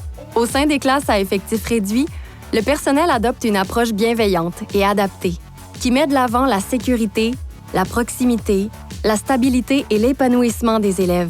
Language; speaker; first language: French; native; French